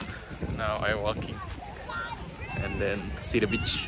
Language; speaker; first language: English; non-native, learner; Indonesian